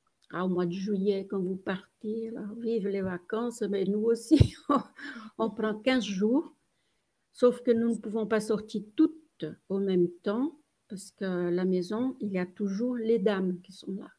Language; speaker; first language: French; non-native, fluent; Portuguese